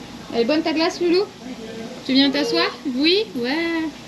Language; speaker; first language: French; native; French